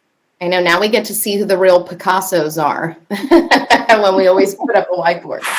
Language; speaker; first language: English; native; English